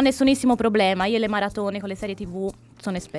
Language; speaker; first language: Italian; native; Italian